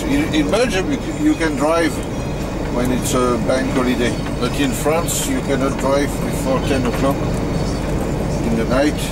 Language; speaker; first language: English; non-native, learner; French